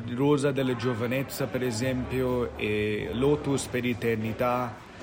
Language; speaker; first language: Italian; non-native, fluent; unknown